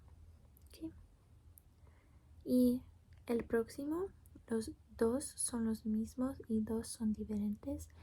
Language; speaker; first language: Spanish; non-native, learner; English